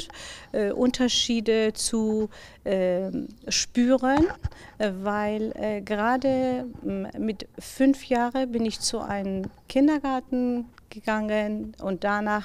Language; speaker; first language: German; non-native, fluent; Persian